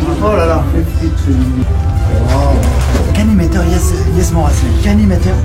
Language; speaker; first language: Armenian; non-native, learner; French